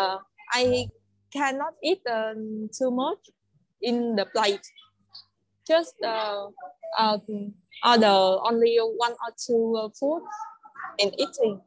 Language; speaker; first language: English; non-native, learner; Vietnamese